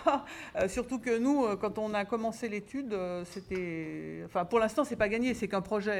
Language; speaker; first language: French; native; French